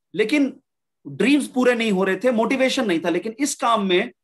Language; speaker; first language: Hindi; native; Hindi